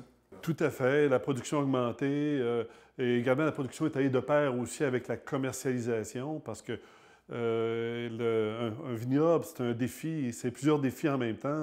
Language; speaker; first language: French; native; French